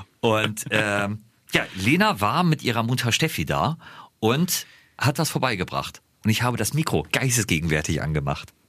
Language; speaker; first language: German; native; German